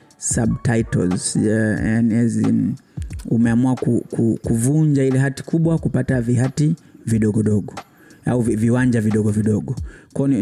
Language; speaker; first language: Swahili; native; Swahili